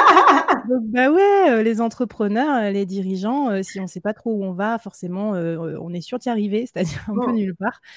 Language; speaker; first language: French; native; French